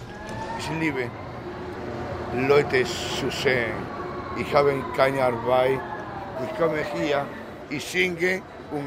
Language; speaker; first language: German; non-native, learner; Spanish